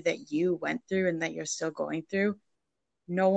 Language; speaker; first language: English; native; English